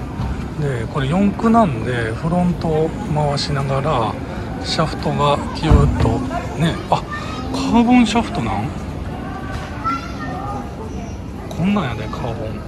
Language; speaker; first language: Japanese; native; Japanese